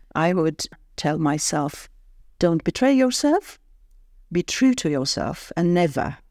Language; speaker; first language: English; non-native, fluent; Armenian